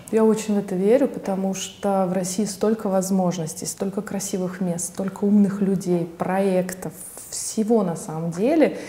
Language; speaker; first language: Russian; native; Russian